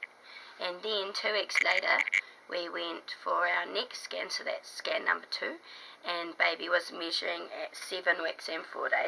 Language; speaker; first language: English; native; English